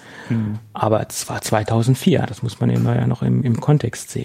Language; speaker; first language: German; native; German